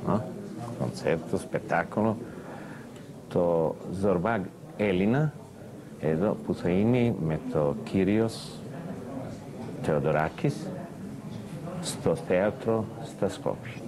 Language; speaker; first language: Greek; early bilingual, heritage; Serbian